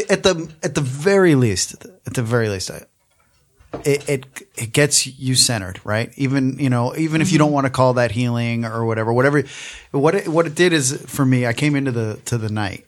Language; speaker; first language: English; native; English